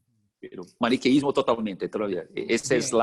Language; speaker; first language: Spanish; non-native, fluent; Portuguese